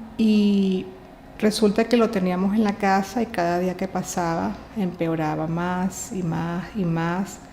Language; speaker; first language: Spanish; native; Spanish